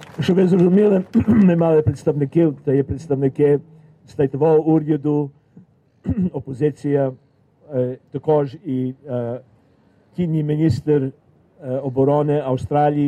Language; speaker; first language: Ukrainian; early bilingual, heritage; Ukrainian